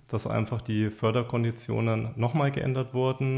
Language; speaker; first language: German; native; German